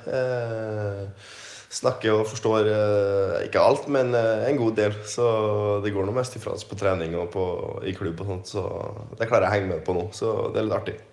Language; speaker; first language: Norwegian; native; Norwegian